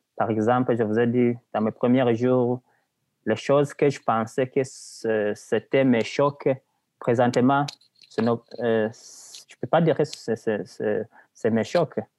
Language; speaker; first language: French; non-native, local second language; Rundi